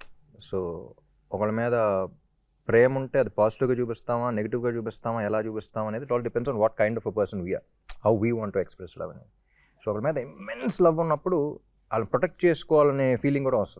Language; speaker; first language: Telugu; native; Telugu